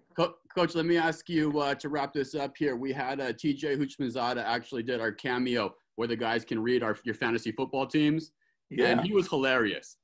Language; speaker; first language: English; native; English